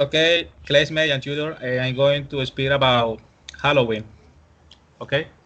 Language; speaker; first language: English; non-native, learner; Spanish